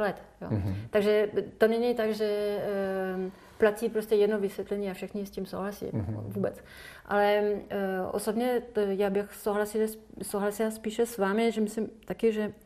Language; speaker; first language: Czech; non-native, fluent; French